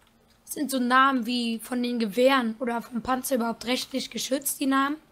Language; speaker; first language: German; native; German